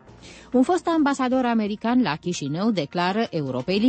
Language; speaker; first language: Romanian; native; Romanian